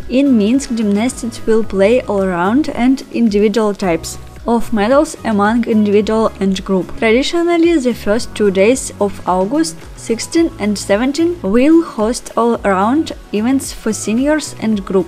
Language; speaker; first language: English; non-native, learner; Russian